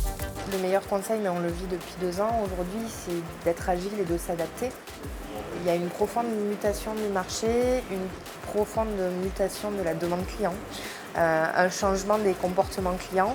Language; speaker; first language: French; native; French